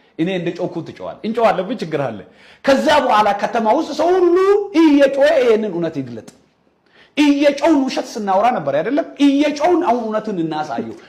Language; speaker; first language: Amharic; non-native, local second language; Oromo